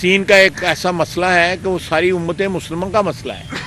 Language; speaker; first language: Urdu; non-native, local second language; Punjabi